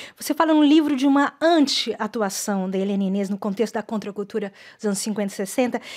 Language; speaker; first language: Portuguese; native; Portuguese